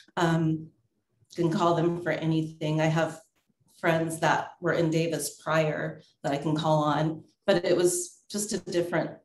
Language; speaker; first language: English; native; English